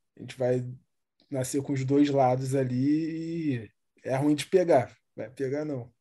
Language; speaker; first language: Portuguese; native; Portuguese